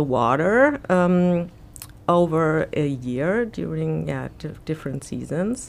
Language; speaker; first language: English; non-native, fluent; German